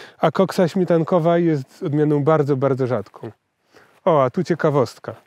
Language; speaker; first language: Polish; native; Polish